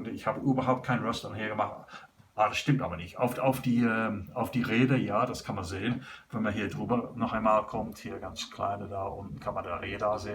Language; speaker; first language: German; non-native, learner; English